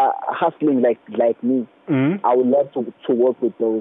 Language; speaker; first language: English; non-native, local second language; Zulu